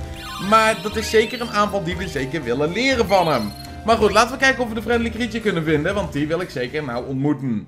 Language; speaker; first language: Dutch; native; Dutch